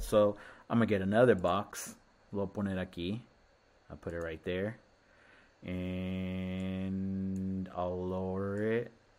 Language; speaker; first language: English; early bilingual, other home language; Spanish